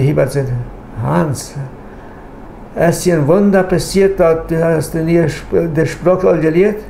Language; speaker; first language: German; non-native, local second language; Low German